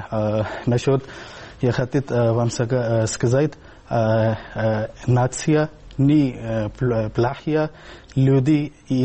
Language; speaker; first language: Russian; non-native, learner; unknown